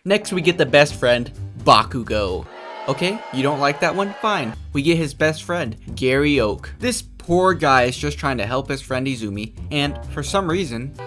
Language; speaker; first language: English; native; English